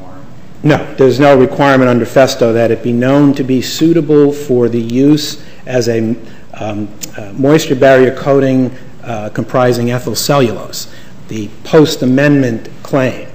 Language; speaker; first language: English; native; English